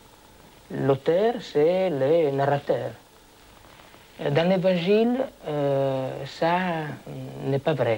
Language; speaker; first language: French; non-native, fluent; Italian